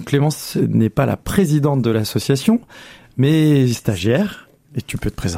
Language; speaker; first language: French; native; French